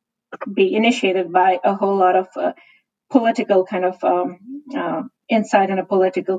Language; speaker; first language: English; non-native, local second language; Hindi